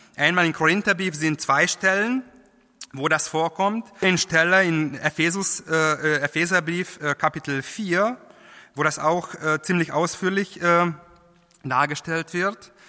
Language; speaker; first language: German; non-native, fluent; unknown